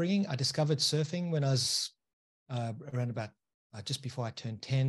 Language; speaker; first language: English; native; English